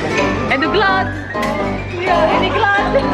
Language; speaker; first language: Swedish; non-native, learner; Indonesian